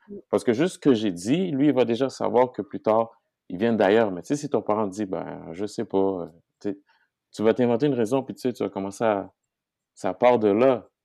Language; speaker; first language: French; non-native, local second language; Haitian Creole